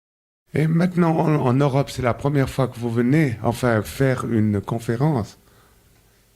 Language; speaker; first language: French; native; French